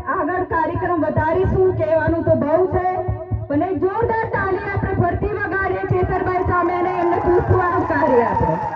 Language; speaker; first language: Gujarati; non-native, local second language; Rathawi